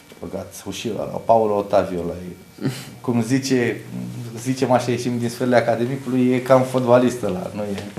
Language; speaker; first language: Romanian; native; Romanian